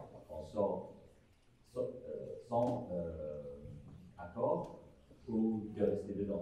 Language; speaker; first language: French; non-native, fluent; English